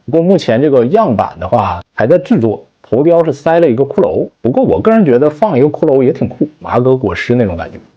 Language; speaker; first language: Chinese; native; Chinese